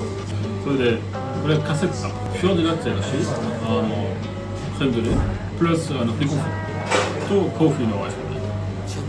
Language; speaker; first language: Japanese; non-native, fluent; French